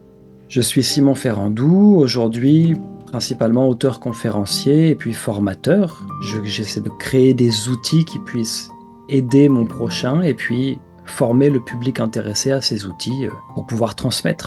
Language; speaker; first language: French; native; French